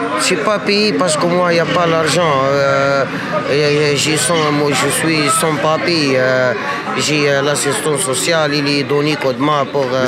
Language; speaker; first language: French; non-native, learner; Arabic